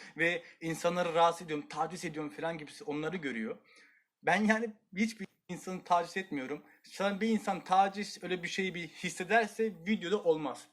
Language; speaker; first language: Turkish; native; Turkish